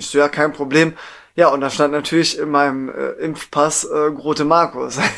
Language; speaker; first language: German; native; German